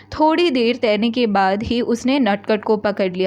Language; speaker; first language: Hindi; non-native, local second language; Malayalam